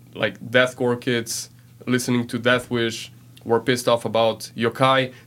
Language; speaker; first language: English; non-native, fluent; Slovenian